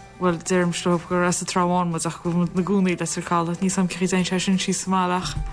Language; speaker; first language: Irish; native; Irish